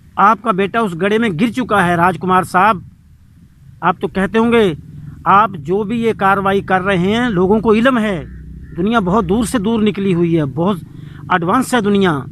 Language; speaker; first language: Urdu; native; Urdu